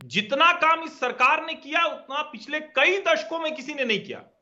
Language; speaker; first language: Hindi; native; Hindi